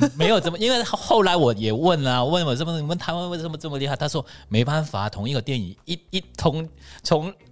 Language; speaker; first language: Chinese; non-native, local second language; Cantonese